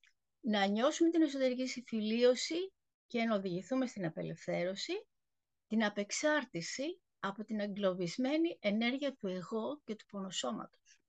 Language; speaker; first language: Greek; native; Greek